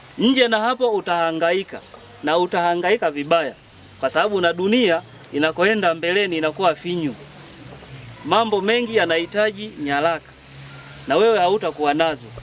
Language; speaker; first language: Swahili; native; Swahili